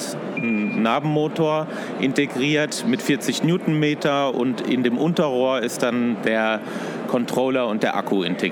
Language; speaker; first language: German; native; German